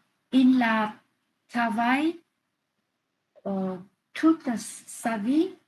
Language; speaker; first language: French; non-native, learner; Vietnamese